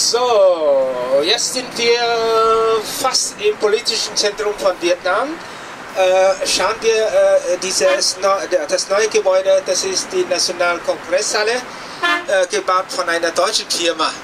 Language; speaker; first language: German; non-native, fluent; Vietnamese